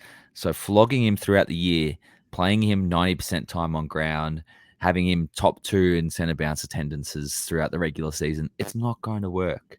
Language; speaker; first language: English; native; English